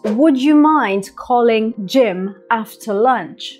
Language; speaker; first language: English; non-native, fluent; Russian